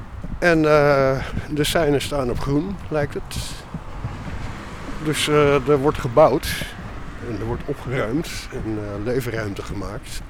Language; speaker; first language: Dutch; native; Dutch